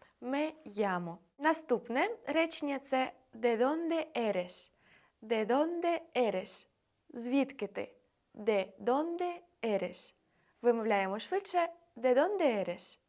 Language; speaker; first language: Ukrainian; native; Ukrainian